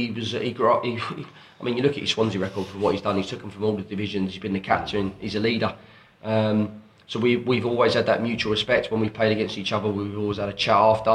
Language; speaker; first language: English; native; English